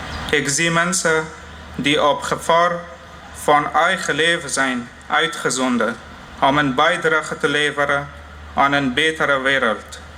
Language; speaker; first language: Dutch; non-native, fluent; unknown